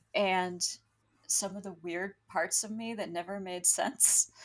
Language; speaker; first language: English; early bilingual, other home language; Spanish